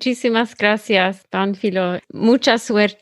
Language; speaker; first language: Spanish; non-native, learner; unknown